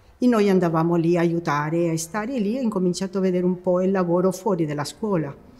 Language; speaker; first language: Italian; non-native, fluent; Spanish